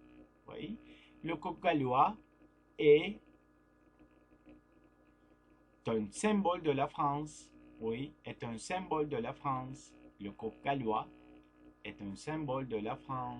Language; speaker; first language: French; non-native, fluent; Turkish